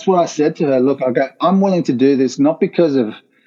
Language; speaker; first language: English; native; English